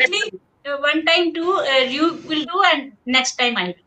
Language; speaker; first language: English; non-native, local second language; Hindi